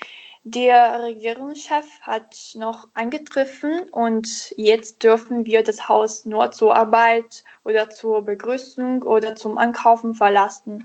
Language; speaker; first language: German; non-native, learner; Italian